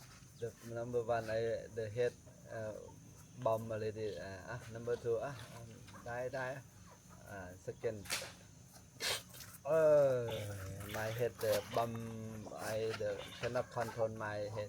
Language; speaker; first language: English; non-native, learner; Thai